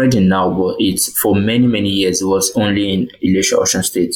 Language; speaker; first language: English; non-native, local second language; Yoruba